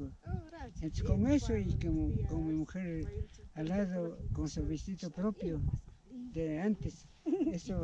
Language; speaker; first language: Spanish; non-native, local second language; Quechua